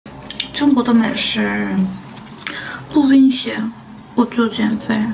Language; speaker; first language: Chinese; non-native, learner; Korean